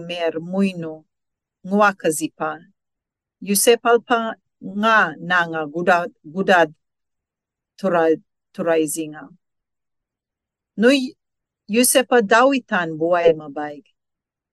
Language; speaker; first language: English; non-native, local second language; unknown